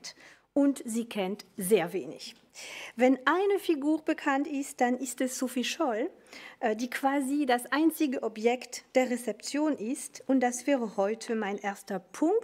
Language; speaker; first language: German; non-native, fluent; French